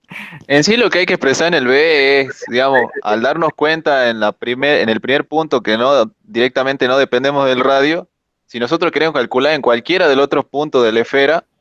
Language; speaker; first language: Spanish; native; Spanish